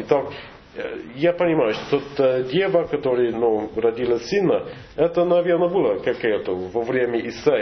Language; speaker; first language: Russian; non-native, fluent; English